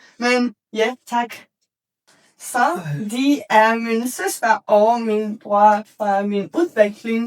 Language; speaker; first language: Danish; non-native, learner; Spanish